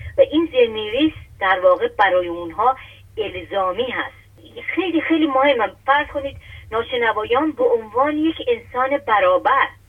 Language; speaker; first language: Persian; native; Persian